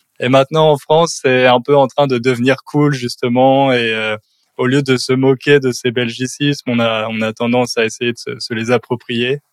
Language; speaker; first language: French; native; French